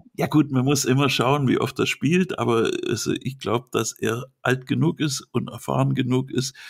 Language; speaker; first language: German; native; German